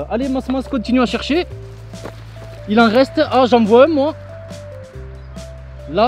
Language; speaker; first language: French; native; French